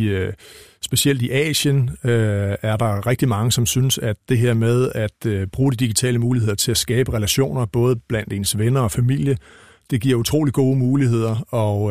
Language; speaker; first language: Danish; native; Danish